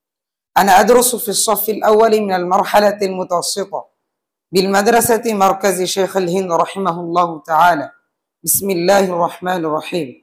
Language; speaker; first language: Arabic; non-native, learner; Bangla